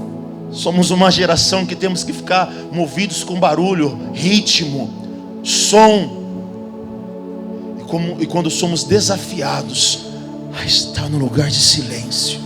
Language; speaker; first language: Portuguese; native; Portuguese